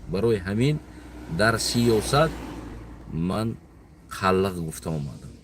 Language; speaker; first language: Tajik; non-native, local second language; Uzbek